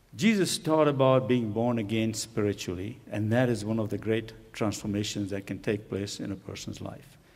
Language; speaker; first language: English; non-native, local second language; Urdu